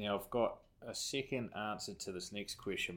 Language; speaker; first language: English; native; English